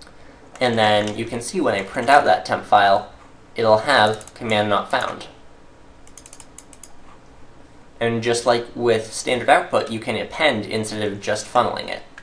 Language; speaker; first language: English; native; English